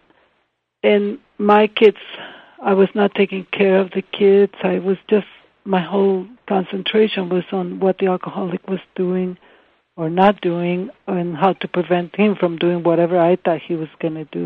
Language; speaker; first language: English; non-native, fluent; Spanish